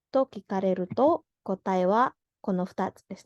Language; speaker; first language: Japanese; non-native, fluent; Indonesian